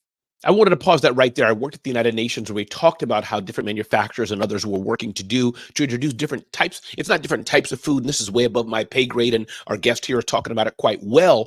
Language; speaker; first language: English; native; English